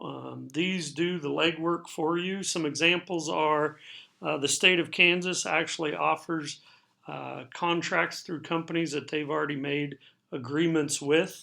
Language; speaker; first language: English; native; English